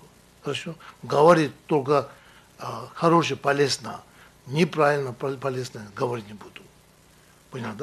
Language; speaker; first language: Russian; non-native, learner; Tibetan